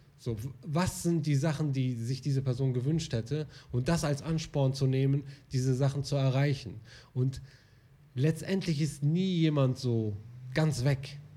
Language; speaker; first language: German; early bilingual, other home language; Arabic